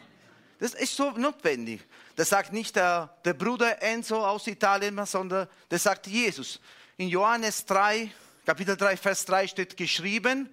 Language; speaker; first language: German; non-native, fluent; Italian